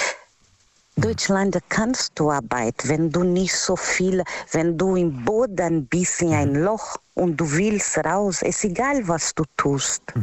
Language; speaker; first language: German; non-native, learner; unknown